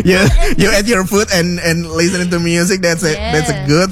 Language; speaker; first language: English; non-native, fluent; Indonesian